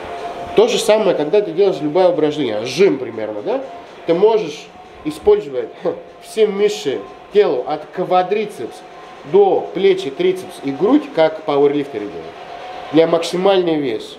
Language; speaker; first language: Russian; non-native, fluent; Greek